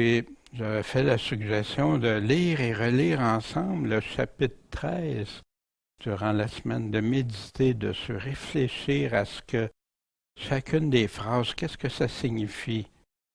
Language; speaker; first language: French; native; French